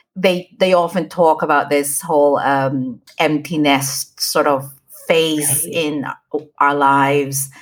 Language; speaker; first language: English; native; English